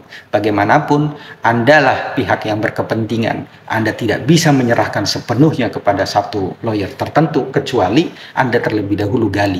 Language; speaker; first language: Indonesian; native; Indonesian